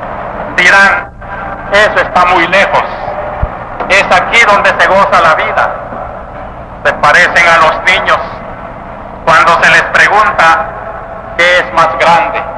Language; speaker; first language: Spanish; native; Spanish